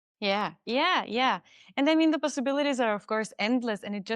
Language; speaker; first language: English; non-native, fluent; German